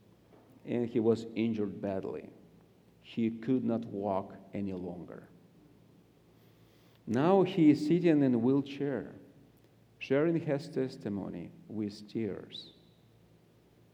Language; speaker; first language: English; non-native, fluent; Russian